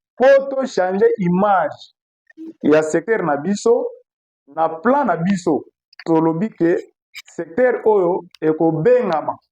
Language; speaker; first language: Lingala; non-native, local second language; Kituba (Democratic Republic of Congo)